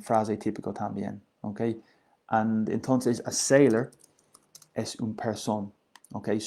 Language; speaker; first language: Spanish; non-native, learner; English